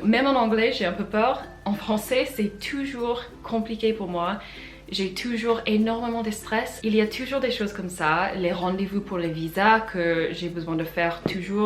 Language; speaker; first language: French; non-native, fluent; English